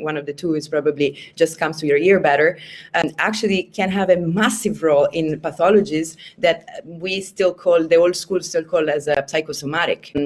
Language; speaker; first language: English; non-native, fluent; Italian